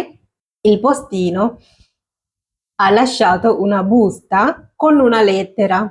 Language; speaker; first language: Italian; non-native, fluent; Sinhala